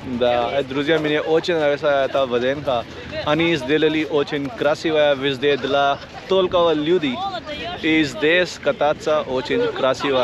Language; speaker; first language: Russian; non-native, learner; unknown